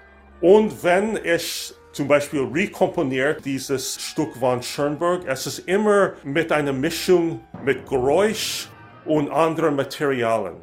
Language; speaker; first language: German; non-native, learner; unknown